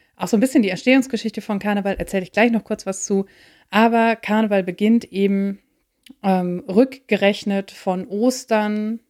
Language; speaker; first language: German; native; German